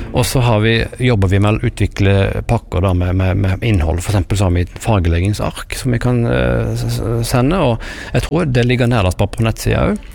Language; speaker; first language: Norwegian; native; Norwegian